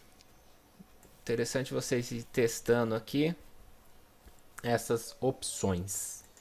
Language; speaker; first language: Portuguese; native; Portuguese